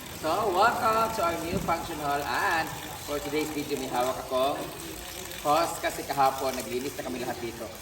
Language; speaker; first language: Filipino; native; Filipino